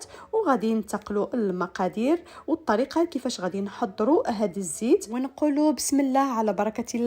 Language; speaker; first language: Arabic; native; Arabic